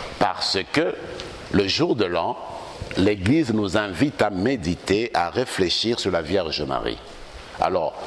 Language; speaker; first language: French; non-native, local second language; Lingala